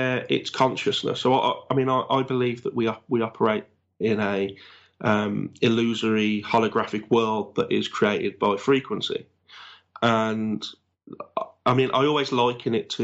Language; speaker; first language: English; native; English